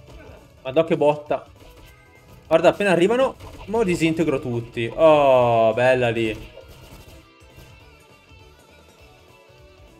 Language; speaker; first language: Italian; native; Italian